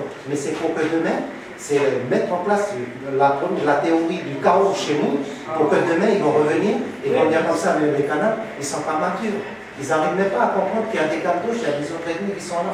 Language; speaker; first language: French; native; French